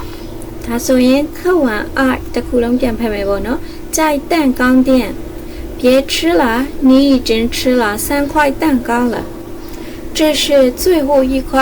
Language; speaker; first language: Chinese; non-native, fluent; Burmese